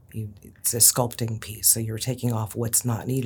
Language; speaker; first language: English; native; English